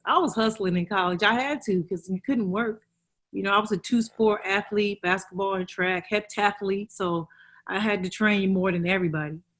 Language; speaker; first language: English; native; English